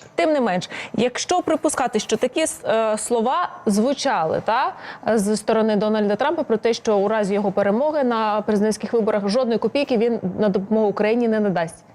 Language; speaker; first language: Ukrainian; native; Ukrainian